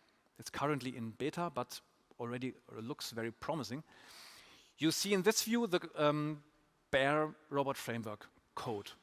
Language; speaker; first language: English; non-native, fluent; German